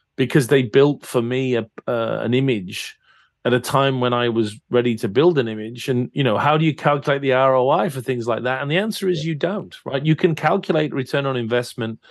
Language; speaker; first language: English; native; English